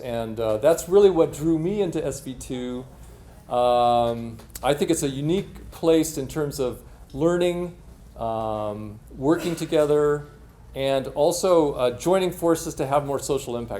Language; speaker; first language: English; native; English